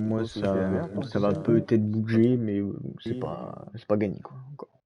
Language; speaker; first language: French; native; French